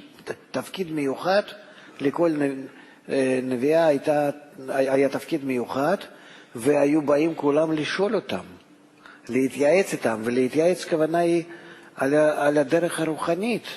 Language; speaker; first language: Hebrew; non-native, fluent; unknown